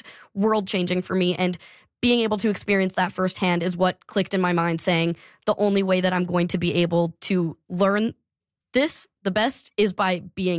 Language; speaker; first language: English; native; English